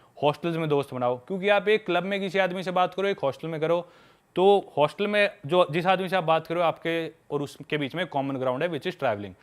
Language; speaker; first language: Hindi; non-native, local second language; Punjabi